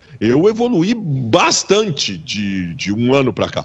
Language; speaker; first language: Portuguese; native; Portuguese